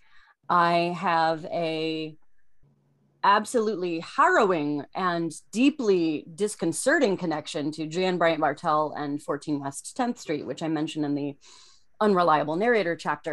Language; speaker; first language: English; native; English